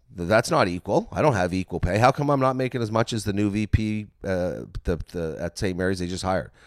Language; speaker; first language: English; native; English